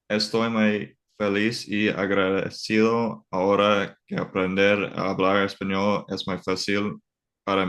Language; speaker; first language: Spanish; non-native, learner; English